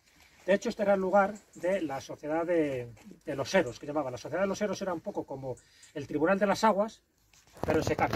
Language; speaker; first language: Spanish; native; Spanish